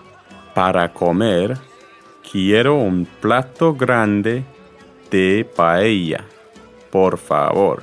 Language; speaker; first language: Spanish; non-native, fluent; English